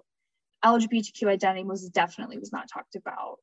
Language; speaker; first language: English; native; English